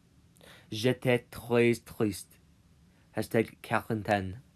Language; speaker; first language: French; non-native, learner; English